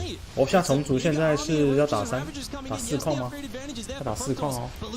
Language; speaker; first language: Chinese; native; Chinese